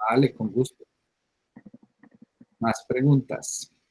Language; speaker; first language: Spanish; native; Spanish